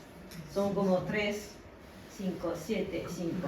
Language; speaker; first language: Spanish; non-native, fluent; Japanese